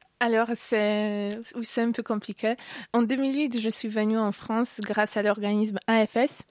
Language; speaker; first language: French; non-native, fluent; Polish